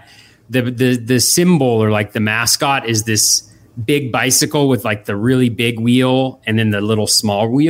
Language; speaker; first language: English; native; English